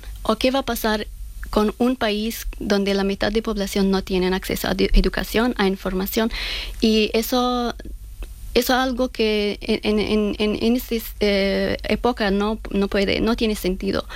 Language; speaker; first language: Spanish; non-native, learner; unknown